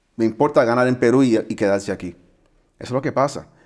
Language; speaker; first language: Spanish; early bilingual, heritage; Spanish